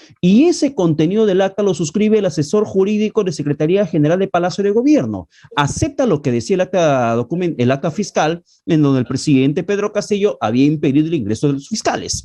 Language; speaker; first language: Spanish; native; Spanish